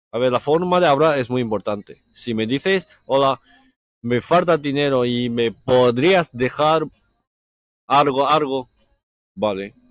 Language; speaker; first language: Spanish; non-native, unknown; Chinese